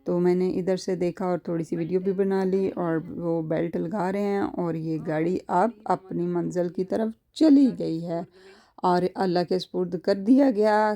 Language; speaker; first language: Urdu; non-native, local second language; Punjabi